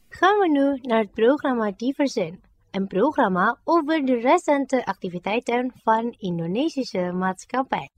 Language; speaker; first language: Dutch; non-native, fluent; Indonesian